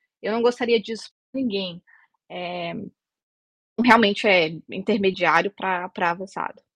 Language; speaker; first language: Portuguese; native; Portuguese